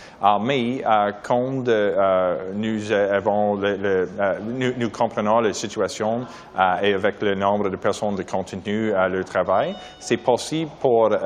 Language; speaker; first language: French; non-native, learner; English